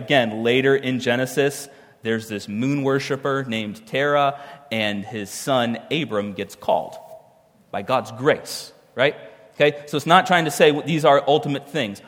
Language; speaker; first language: English; native; English